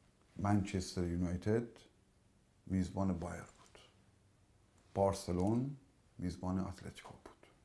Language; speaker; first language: Persian; native; Persian